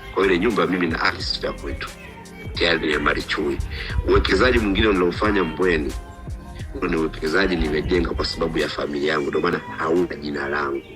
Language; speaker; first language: Swahili; native; Swahili